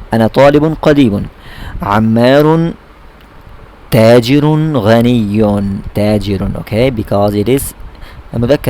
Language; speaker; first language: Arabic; non-native, fluent; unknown